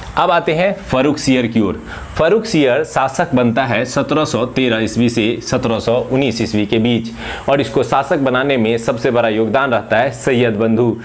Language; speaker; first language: Hindi; non-native, local second language; Marathi